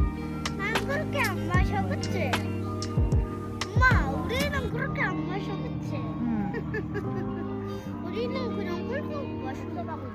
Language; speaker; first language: Korean; early bilingual, other home language; Mongolian